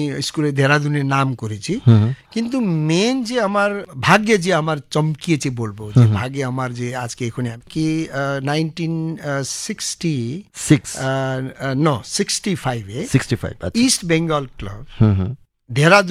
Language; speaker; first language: Bangla; non-native, local second language; Nepali